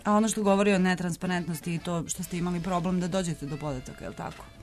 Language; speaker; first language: Serbian; native; Serbian